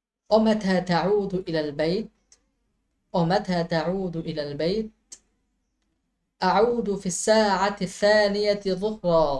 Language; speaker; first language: Arabic; non-native, fluent; Bangla